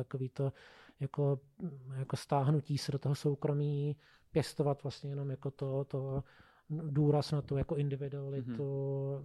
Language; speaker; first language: Czech; native; Czech